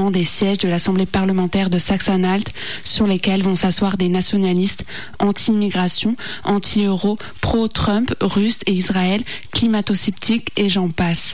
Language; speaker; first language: French; native; French